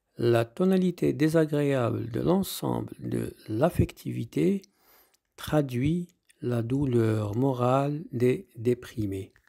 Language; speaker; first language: French; non-native, local second language; Arabic